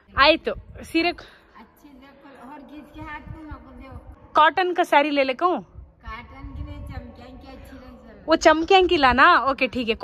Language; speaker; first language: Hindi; non-native, local second language; Kannada